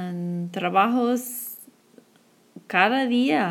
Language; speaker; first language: Spanish; non-native, fluent; English